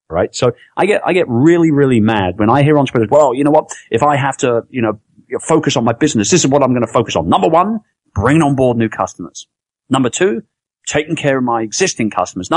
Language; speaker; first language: English; native; English